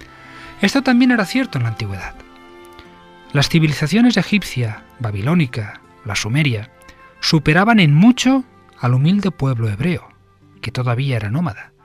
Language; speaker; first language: Spanish; native; Spanish